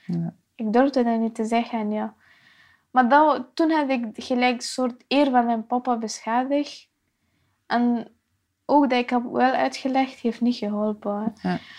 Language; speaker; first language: Dutch; non-native, fluent; Persian